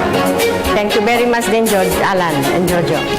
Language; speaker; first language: English; non-native, local second language; Filipino